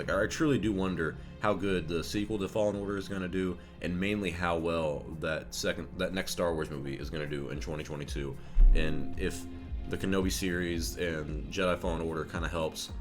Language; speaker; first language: English; native; English